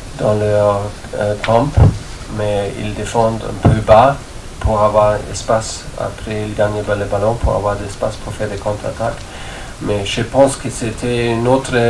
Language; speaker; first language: French; non-native, fluent; German